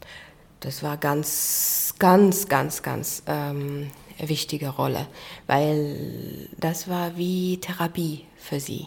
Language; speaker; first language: German; non-native, fluent; Arabic